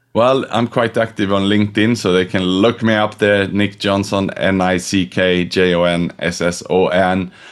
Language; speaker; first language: English; non-native, fluent; Swedish